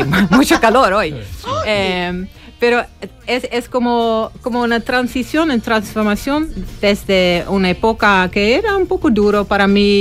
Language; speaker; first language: Spanish; non-native, fluent; Dutch